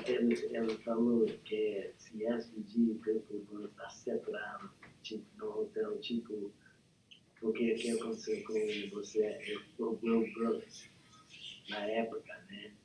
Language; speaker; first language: Portuguese; non-native, learner; English